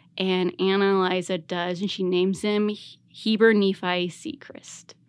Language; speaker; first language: English; native; English